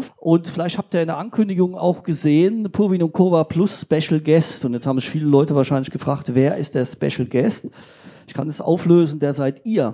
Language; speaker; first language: German; native; German